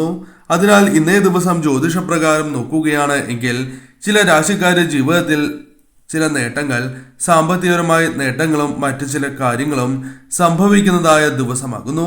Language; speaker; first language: Malayalam; native; Malayalam